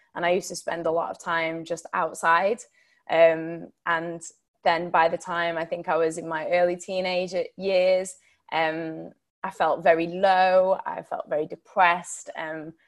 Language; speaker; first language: English; native; English